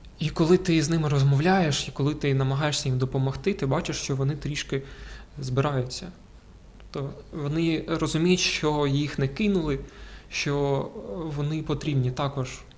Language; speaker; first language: Ukrainian; non-native, local second language; Russian